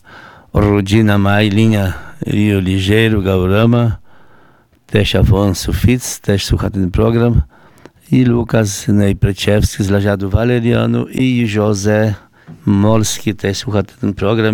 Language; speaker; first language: Polish; early bilingual, heritage; Portuguese